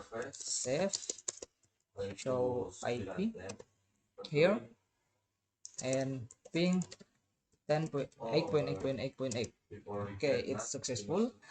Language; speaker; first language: English; non-native, learner; Indonesian